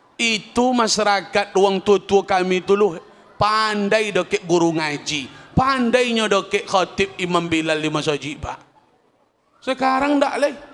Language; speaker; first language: Malay; native; Malay